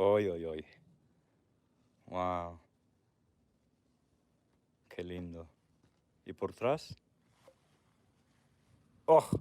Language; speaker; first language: Spanish; non-native, fluent; English